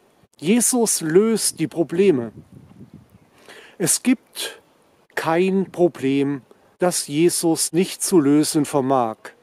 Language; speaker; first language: German; native; German